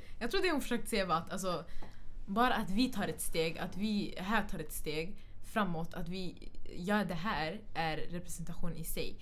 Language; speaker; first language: Swedish; early bilingual, other home language; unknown